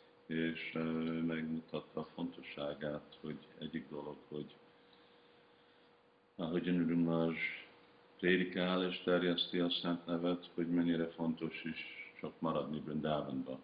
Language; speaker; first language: Hungarian; early bilingual, heritage; Hungarian